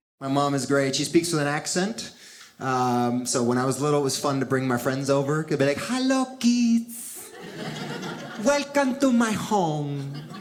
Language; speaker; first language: English; early bilingual, other home language; Spanish